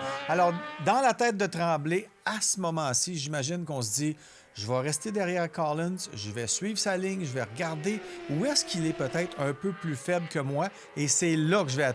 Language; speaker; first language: French; native; French